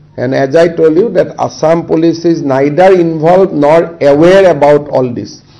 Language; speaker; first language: English; non-native, local second language; Assamese